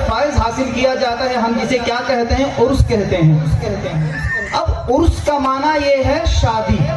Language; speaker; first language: Urdu; native; Urdu